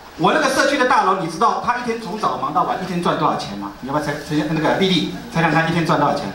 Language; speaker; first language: Chinese; native; Chinese